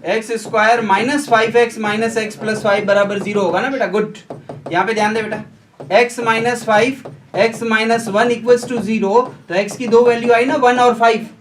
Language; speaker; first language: Hindi; native; Hindi